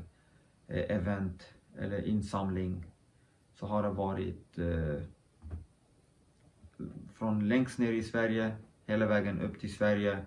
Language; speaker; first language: Swedish; early bilingual, other home language; Kurdish